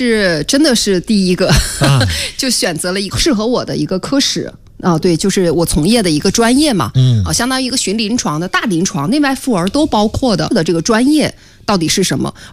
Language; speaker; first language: Chinese; native; Chinese